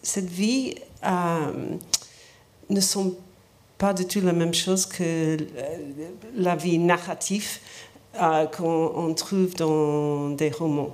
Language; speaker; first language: French; non-native, learner; English